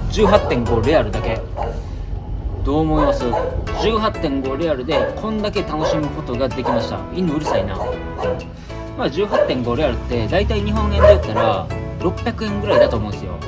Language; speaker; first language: Japanese; native; Japanese